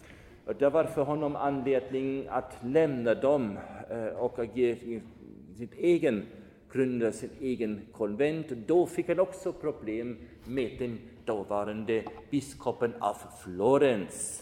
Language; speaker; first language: Swedish; non-native, fluent; German